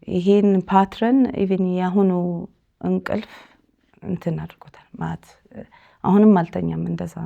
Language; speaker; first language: Amharic; early bilingual, heritage; Amharic